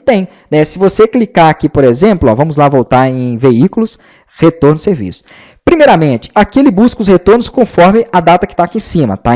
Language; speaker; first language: Portuguese; native; Portuguese